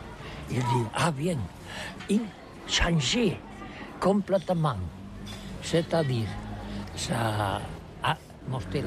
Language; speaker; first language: French; non-native, fluent; Catalan